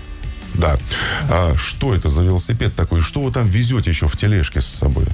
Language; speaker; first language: Russian; native; Russian